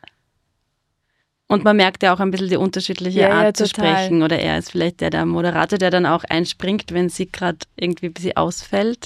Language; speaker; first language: German; native; German